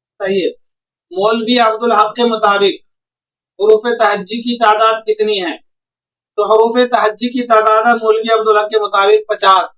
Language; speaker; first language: Hindi; native; Hindi